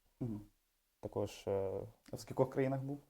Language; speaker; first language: Ukrainian; native; Ukrainian